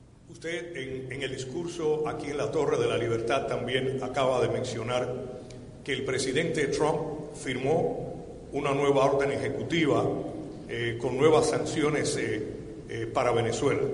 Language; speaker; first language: Spanish; early bilingual, heritage; Spanish